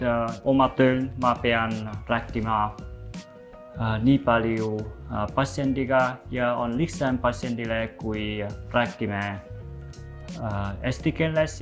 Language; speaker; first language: Estonian; non-native, fluent; Vietnamese